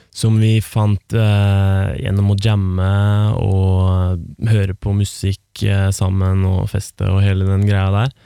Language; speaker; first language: Norwegian; native; Norwegian